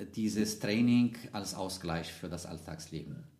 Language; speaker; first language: German; non-native, fluent; Arabic